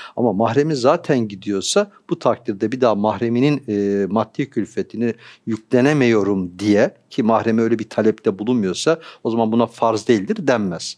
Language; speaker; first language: Turkish; native; Turkish